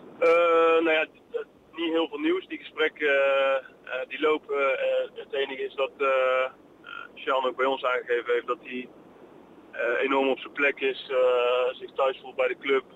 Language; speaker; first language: Dutch; native; Dutch